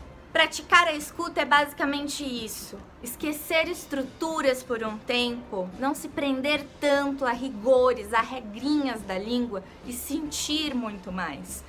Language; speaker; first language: Portuguese; native; Portuguese